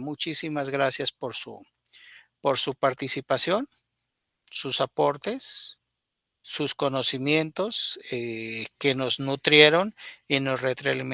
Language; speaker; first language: Spanish; native; Spanish